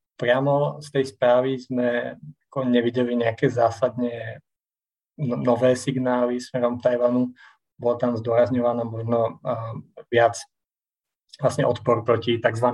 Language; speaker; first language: Slovak; native; Slovak